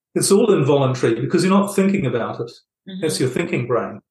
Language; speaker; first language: English; native; English